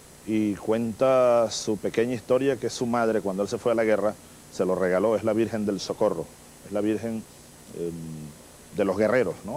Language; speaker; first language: Spanish; native; Spanish